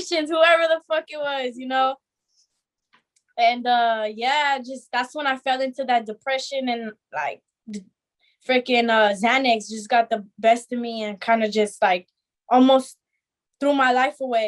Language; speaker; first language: English; native; English